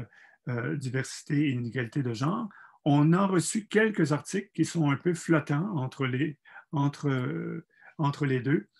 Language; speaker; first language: French; native; French